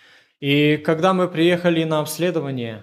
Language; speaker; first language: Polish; non-native, learner; Ukrainian